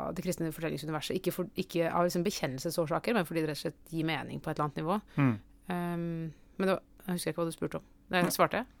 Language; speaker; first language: Norwegian; native; Norwegian